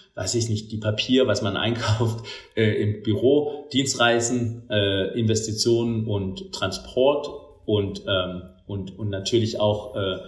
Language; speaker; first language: German; non-native, fluent; Danish